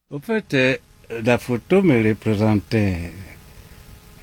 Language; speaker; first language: French; non-native, local second language; Igbo